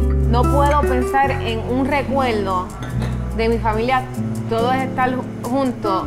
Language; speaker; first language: Spanish; early bilingual, other home language; English